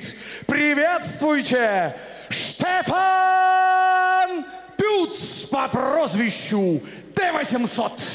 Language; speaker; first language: Russian; native; Russian